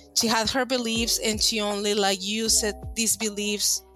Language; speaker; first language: English; non-native, fluent; Spanish